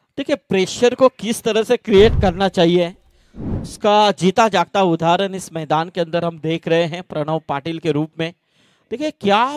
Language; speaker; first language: Hindi; non-native, local second language; Marathi